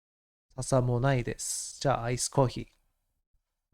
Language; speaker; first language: Japanese; non-native, learner; English